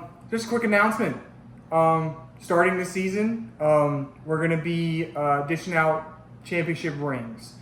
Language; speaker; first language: English; native; English